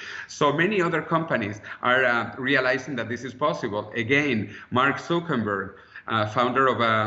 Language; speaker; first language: English; non-native, fluent; Spanish